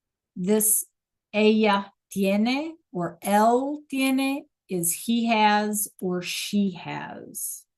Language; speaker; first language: Spanish; non-native, learner; English